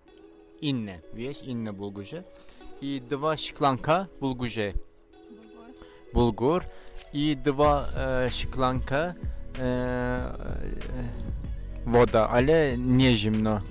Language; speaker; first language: Polish; non-native, learner; Turkish